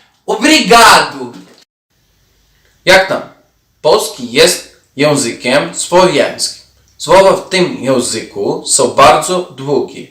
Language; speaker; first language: Polish; non-native, fluent; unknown